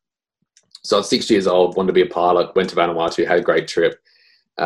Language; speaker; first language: English; native; English